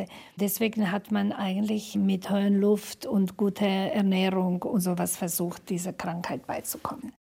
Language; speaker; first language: German; non-native, fluent; Slovak